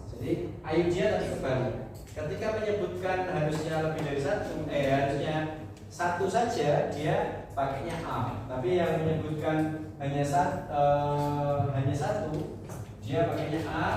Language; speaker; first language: Indonesian; native; Indonesian